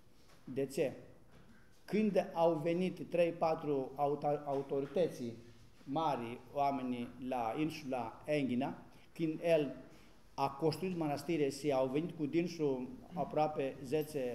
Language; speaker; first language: Romanian; non-native, learner; Greek